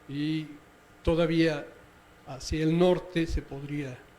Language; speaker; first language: Spanish; native; Spanish